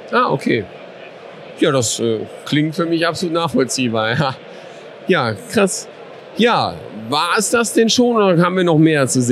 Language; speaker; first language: German; native; German